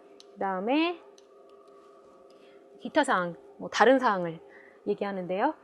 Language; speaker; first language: Korean; native; Korean